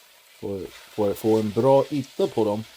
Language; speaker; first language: Swedish; non-native, learner; English